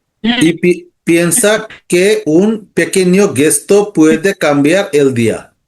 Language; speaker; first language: Spanish; non-native, learner; Bangla